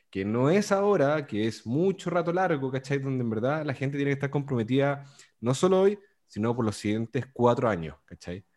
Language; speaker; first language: Spanish; native; Spanish